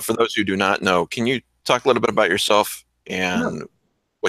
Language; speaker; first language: English; native; English